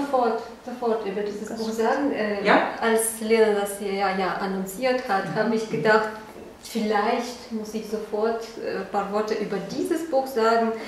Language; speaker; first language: German; non-native, fluent; Russian